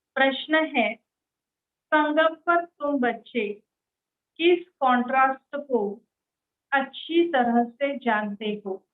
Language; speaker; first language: Hindi; non-native, local second language; Marathi